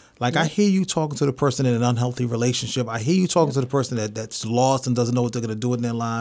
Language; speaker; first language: English; native; English